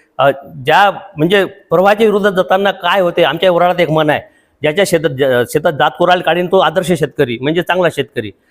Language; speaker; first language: Marathi; native; Marathi